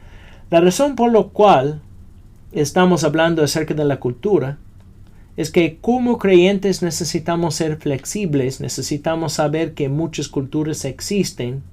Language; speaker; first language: Spanish; non-native, fluent; English